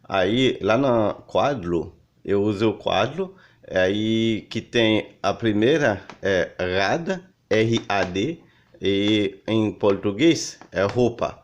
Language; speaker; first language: Portuguese; non-native, learner; Haitian Creole